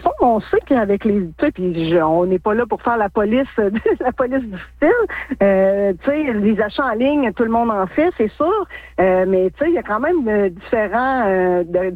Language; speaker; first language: French; native; French